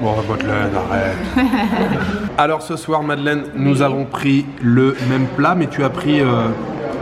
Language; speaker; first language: French; native; French